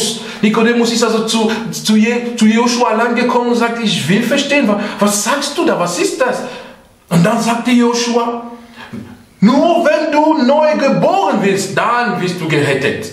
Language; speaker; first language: German; non-native, fluent; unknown